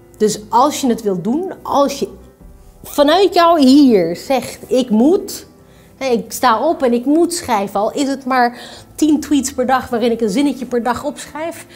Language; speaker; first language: Dutch; early bilingual, other home language; Spanish